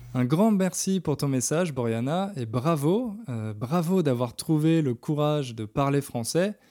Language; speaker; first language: French; native; French